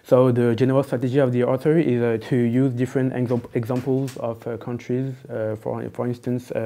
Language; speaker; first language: English; non-native, fluent; French